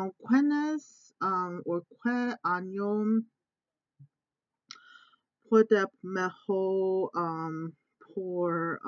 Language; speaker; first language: Spanish; non-native, learner; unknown